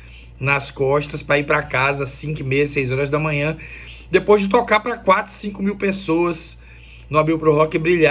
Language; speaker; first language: Portuguese; native; Portuguese